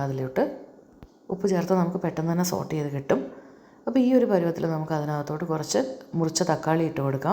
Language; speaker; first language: Malayalam; native; Malayalam